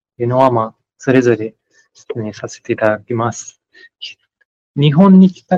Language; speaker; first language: Japanese; non-native, fluent; Nepali